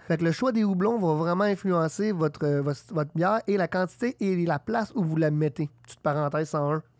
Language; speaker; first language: French; native; French